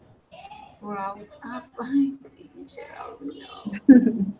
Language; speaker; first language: English; non-native, learner; Spanish